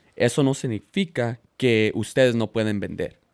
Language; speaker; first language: Spanish; early bilingual, heritage; Spanish